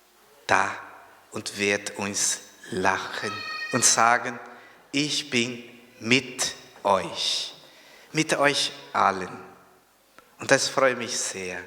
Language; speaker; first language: German; non-native, fluent; Portuguese